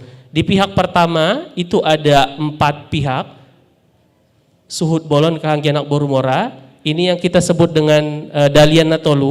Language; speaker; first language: Indonesian; non-native, local second language; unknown